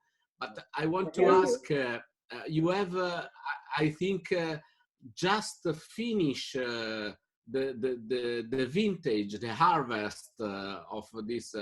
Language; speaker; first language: English; non-native, fluent; Italian